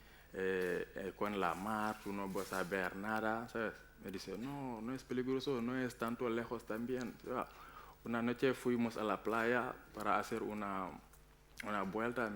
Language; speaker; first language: Spanish; non-native, learner; Wolof